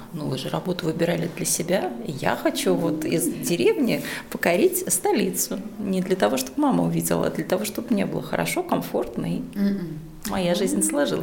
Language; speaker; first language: Russian; native; Russian